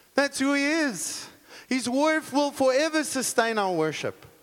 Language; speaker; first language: English; non-native, local second language; Afrikaans